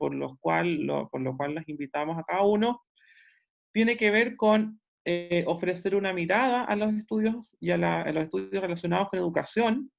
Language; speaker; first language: Spanish; native; Spanish